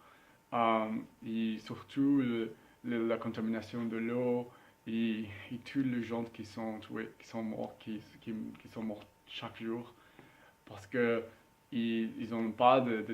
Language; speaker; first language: French; non-native, learner; Spanish